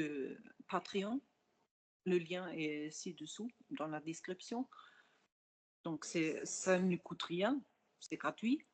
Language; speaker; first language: French; non-native, fluent; German